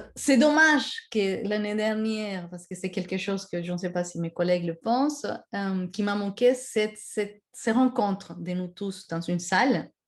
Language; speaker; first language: French; non-native, fluent; Spanish